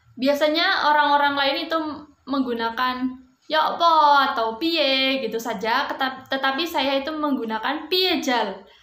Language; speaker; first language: Indonesian; non-native, local second language; Javanese